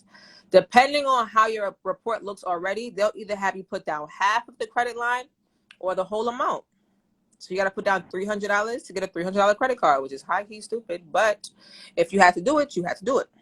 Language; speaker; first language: English; native; English